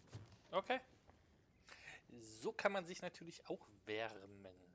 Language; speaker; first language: German; native; German